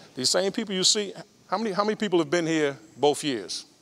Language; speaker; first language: English; native; English